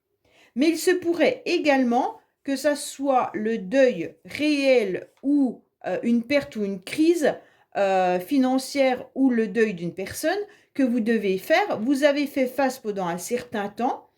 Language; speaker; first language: French; native; French